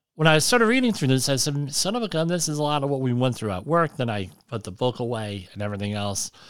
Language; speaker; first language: English; native; English